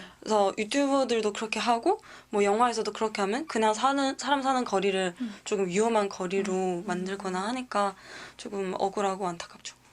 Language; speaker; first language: Korean; native; Korean